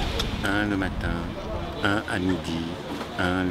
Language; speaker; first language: French; native; French